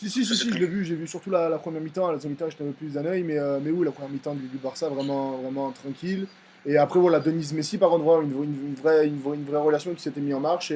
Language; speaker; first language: French; native; French